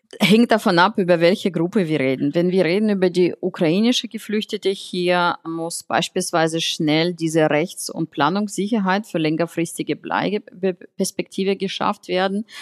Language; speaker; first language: German; non-native, fluent; Russian